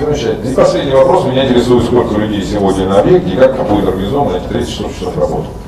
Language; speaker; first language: Russian; native; Russian